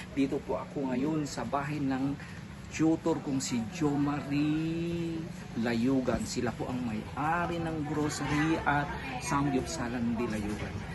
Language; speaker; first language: Filipino; native; Filipino